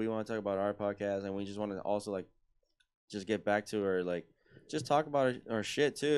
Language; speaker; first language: English; early bilingual, other home language; Spanish